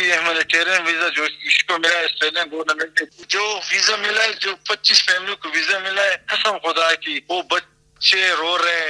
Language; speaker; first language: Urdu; non-native, fluent; Pashto